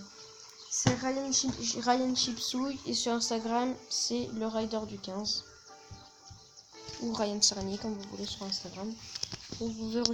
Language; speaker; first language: French; native; French